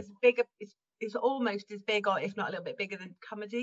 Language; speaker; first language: English; native; English